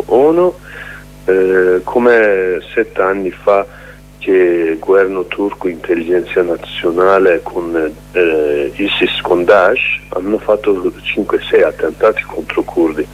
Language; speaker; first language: Italian; non-native, learner; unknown